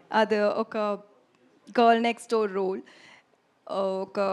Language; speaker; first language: Telugu; non-native, learner; Tamil